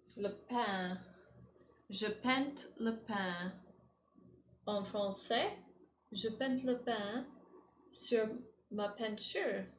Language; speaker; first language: French; non-native, learner; English